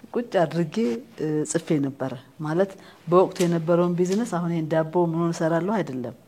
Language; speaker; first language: Amharic; native; Amharic